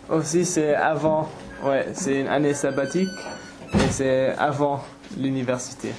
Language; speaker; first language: French; non-native, fluent; English